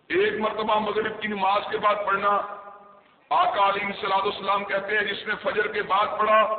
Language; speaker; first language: Urdu; non-native, local second language; Punjabi